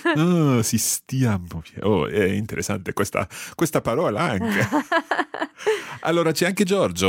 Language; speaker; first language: Italian; non-native, fluent; English